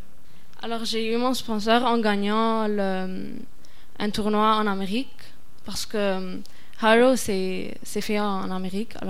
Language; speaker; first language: French; non-native, fluent; Arabic